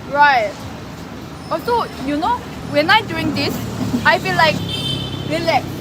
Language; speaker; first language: English; non-native, learner; Korean